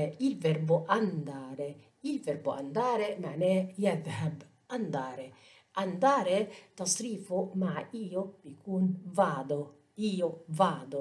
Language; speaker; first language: Italian; non-native, fluent; Arabic